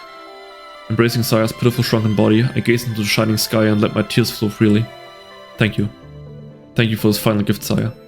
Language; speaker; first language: English; native; English